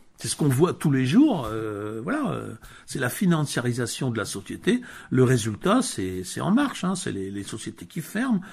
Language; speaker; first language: French; native; French